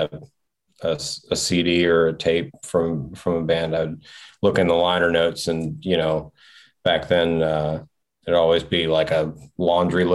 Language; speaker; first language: English; native; English